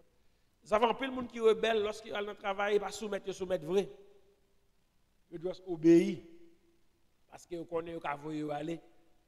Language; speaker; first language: French; non-native, local second language; Haitian Creole